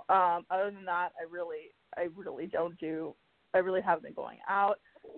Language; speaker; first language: English; early bilingual, other home language; Spanish